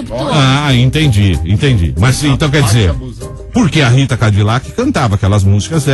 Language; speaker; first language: Portuguese; native; Portuguese